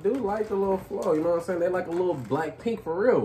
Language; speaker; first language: English; native; English